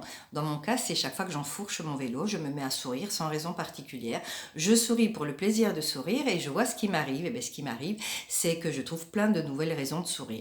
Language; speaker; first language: French; native; French